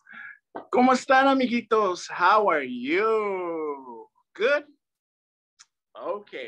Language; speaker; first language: Spanish; early bilingual, other home language; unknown